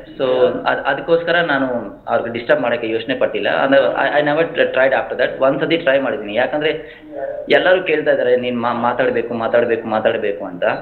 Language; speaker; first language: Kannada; non-native, local second language; Hindi